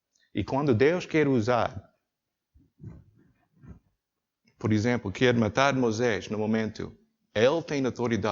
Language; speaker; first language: Portuguese; non-native, learner; English